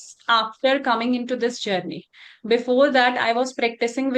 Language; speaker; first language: English; non-native, local second language; Hindi